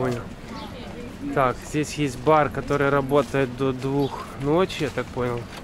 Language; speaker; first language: Russian; native; Russian